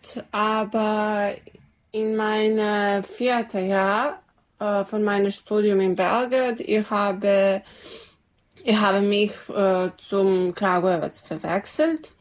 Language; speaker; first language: German; non-native, learner; Serbian